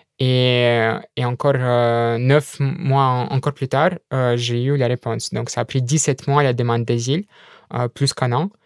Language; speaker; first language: French; non-native, fluent; Russian